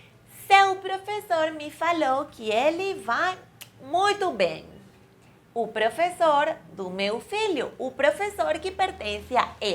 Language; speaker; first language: Portuguese; non-native, fluent; Spanish